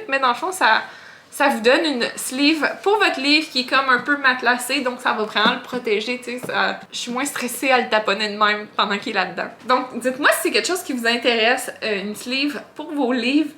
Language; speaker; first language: French; native; French